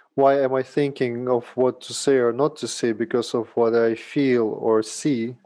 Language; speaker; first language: English; non-native, learner; Russian